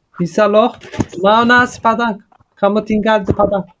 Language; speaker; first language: Indonesian; non-native, learner; Turkish